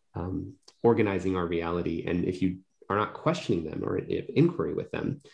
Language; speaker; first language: English; native; English